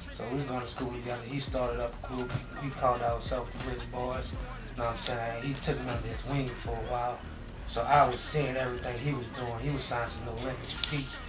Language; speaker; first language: English; native; English